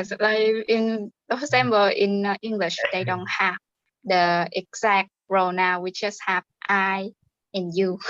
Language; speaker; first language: English; non-native, fluent; Vietnamese